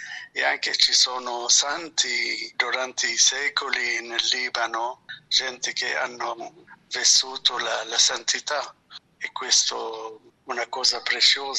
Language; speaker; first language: Italian; non-native, fluent; Arabic